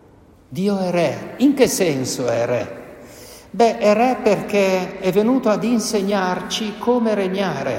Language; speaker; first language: Italian; native; Italian